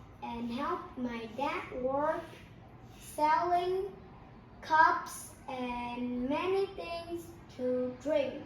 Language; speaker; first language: English; non-native, learner; Vietnamese